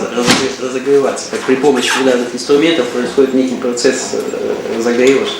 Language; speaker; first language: Russian; native; Russian